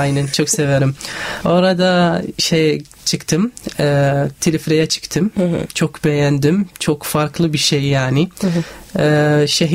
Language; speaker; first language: Turkish; non-native, learner; Arabic